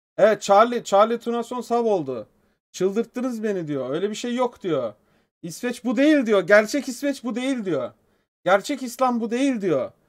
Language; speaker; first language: Turkish; native; Turkish